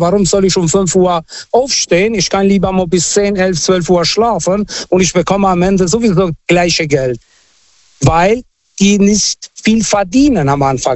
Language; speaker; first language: German; non-native, fluent; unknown